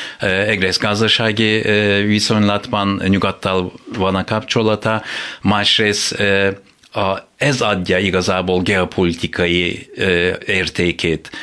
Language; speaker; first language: Hungarian; non-native, fluent; Turkish